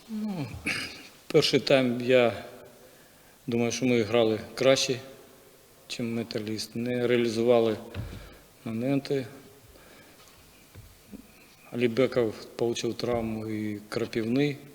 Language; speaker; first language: Ukrainian; non-native, local second language; Russian